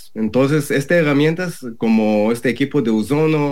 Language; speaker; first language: Spanish; non-native, learner; Hebrew